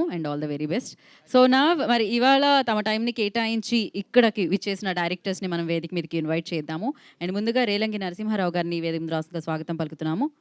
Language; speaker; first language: Telugu; native; Telugu